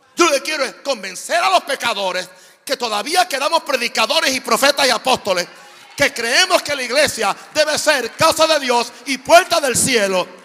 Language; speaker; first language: Spanish; native; Spanish